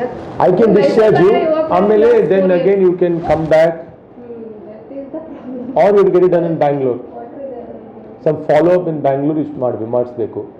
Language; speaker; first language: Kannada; non-native, fluent; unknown